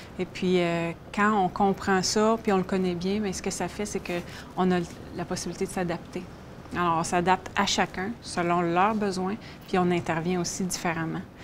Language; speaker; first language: French; native; French